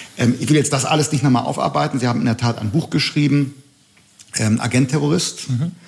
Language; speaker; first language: German; native; German